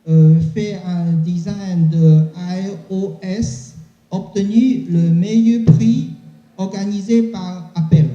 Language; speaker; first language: French; non-native, learner; Chinese